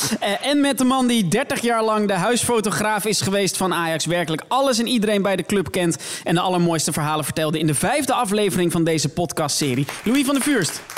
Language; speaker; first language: Dutch; native; Dutch